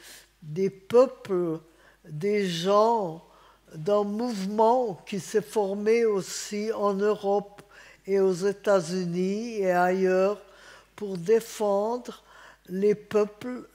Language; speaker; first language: French; non-native, fluent; Hungarian